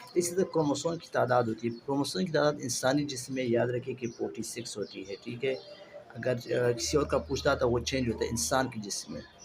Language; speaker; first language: Urdu; non-native, local second language; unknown